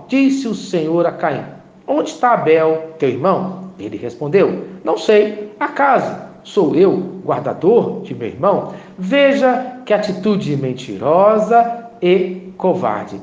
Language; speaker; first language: Portuguese; native; Portuguese